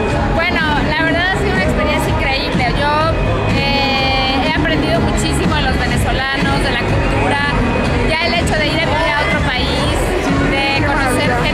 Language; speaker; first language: Spanish; native; Spanish